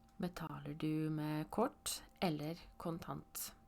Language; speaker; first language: Norwegian; non-native, fluent; Polish